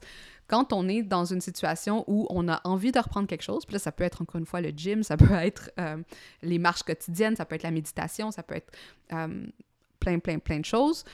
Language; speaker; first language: French; native; French